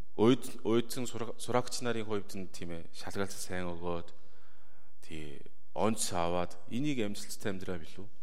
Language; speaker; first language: Mongolian; non-native, fluent; Korean